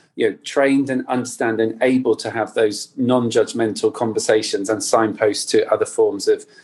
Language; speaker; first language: English; native; English